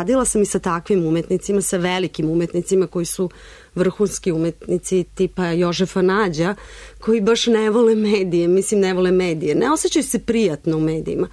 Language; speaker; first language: Serbian; native; Serbian